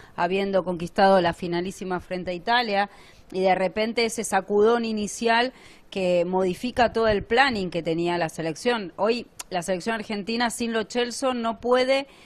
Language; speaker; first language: Spanish; native; Spanish